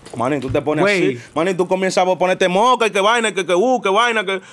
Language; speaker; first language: Spanish; native; Spanish